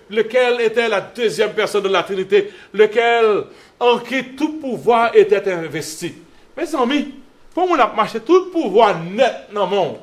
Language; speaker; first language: French; native; French